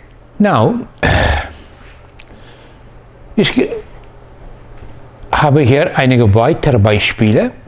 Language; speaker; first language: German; non-native, fluent; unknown